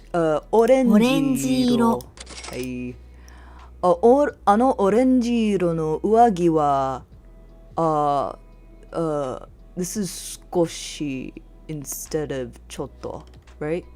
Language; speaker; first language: Japanese; non-native, learner; English